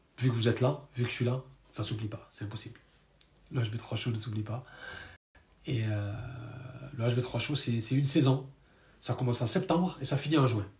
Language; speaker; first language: French; native; French